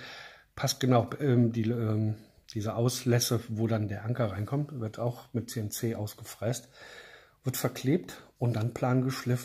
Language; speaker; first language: German; native; German